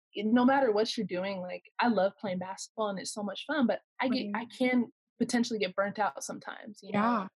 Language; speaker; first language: English; native; English